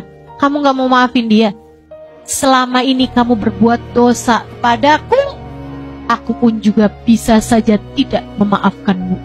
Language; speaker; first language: Indonesian; native; Indonesian